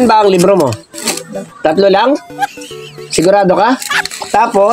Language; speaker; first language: Filipino; native; Filipino